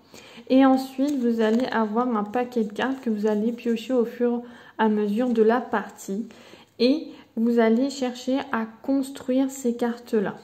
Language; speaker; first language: French; native; French